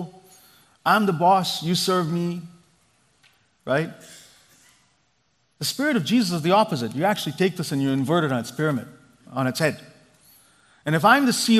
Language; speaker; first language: English; non-native, local second language; Malayalam